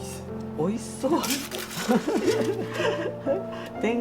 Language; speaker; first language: Japanese; native; Japanese